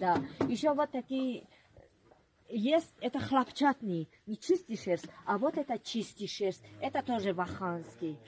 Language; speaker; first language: Russian; non-native, learner; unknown